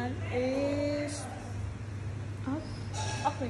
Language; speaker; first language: English; non-native, learner; Vietnamese